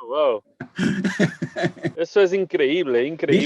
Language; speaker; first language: Spanish; non-native, fluent; Portuguese